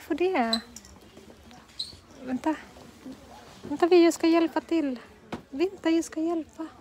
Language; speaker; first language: Swedish; non-native, learner; Cebuano